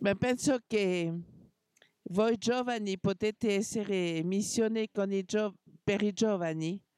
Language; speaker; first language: Italian; non-native, fluent; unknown